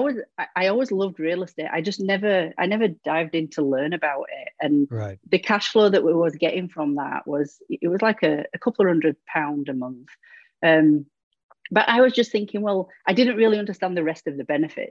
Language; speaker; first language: English; native; English